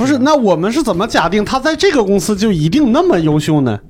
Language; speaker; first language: Chinese; native; Chinese